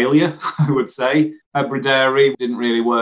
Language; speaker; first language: English; native; English